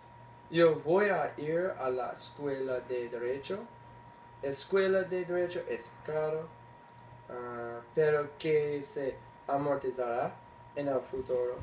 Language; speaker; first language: Spanish; non-native, learner; English